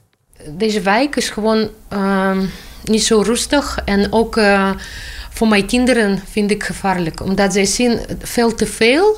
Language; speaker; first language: Dutch; non-native, learner; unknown